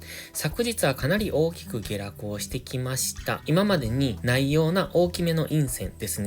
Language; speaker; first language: Japanese; native; Japanese